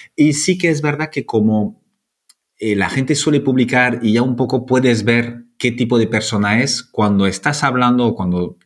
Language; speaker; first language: Spanish; non-native, fluent; French